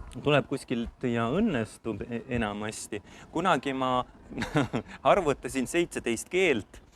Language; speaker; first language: Estonian; non-native, local second language; Russian